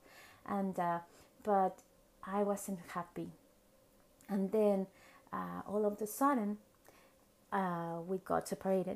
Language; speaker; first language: English; non-native, fluent; Spanish